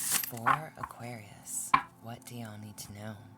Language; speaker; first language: English; native; English